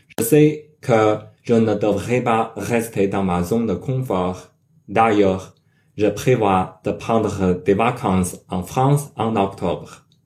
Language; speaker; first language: French; non-native, learner; Chinese